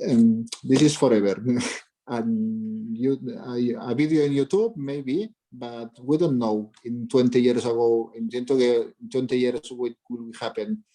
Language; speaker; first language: English; non-native, learner; Catalan